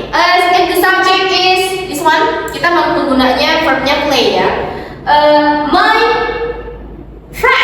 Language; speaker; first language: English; non-native, learner; Indonesian